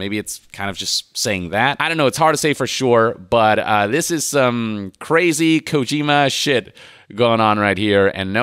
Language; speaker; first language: English; native; English